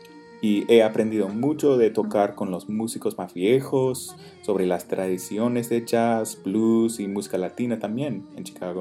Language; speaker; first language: Spanish; non-native, fluent; English